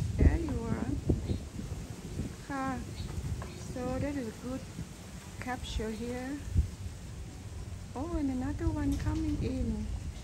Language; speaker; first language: English; non-native, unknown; Thai